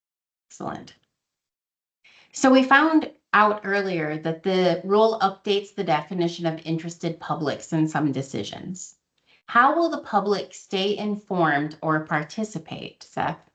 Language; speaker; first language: English; native; English